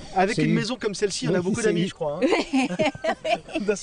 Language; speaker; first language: French; native; French